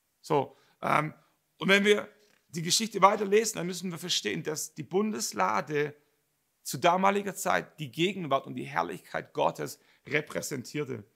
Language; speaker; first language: German; native; German